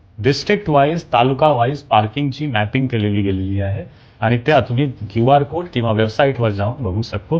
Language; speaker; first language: Marathi; non-native, local second language; Hindi